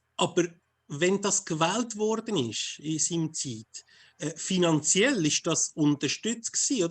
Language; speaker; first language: German; non-native, fluent; Spanish